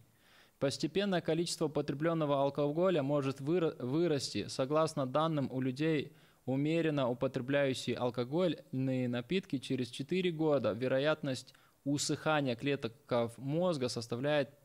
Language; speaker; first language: Russian; native; Russian